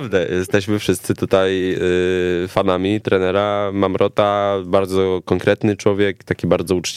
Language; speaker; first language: Polish; native; Polish